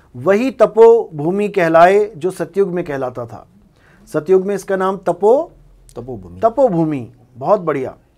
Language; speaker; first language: Hindi; non-native, local second language; Punjabi